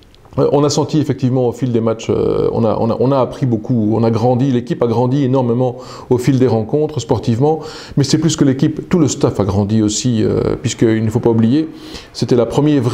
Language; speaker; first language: French; native; French